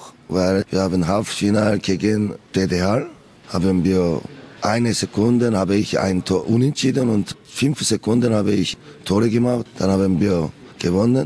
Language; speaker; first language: German; non-native, learner; Korean